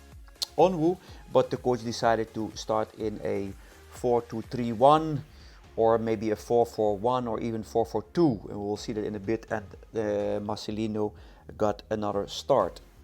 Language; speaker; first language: English; non-native, fluent; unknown